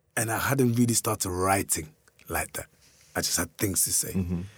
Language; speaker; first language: English; early bilingual, other home language; Lingala